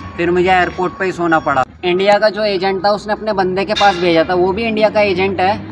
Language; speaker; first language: Hindi; native; Hindi